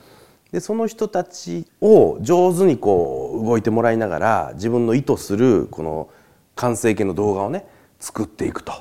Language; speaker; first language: Japanese; native; Japanese